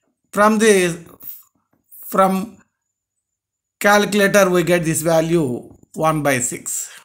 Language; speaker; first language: English; non-native, local second language; Telugu